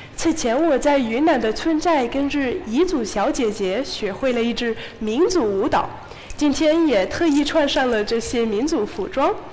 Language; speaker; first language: Chinese; non-native, fluent; English